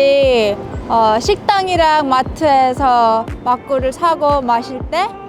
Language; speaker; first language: Korean; early bilingual, heritage; English